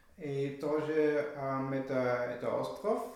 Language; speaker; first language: Russian; non-native, learner; German